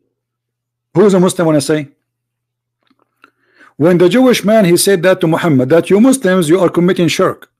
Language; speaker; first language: English; non-native, fluent; Arabic